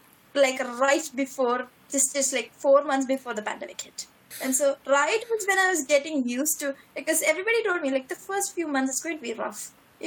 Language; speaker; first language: English; non-native, local second language; Malayalam